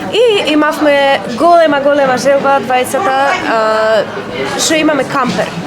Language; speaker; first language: Macedonian; non-native, learner; Polish